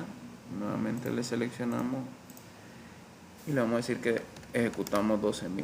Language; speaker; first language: Spanish; native; Spanish